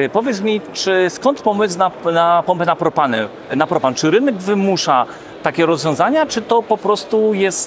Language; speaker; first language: Polish; native; Polish